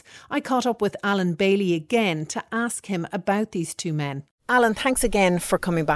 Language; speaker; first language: English; native; English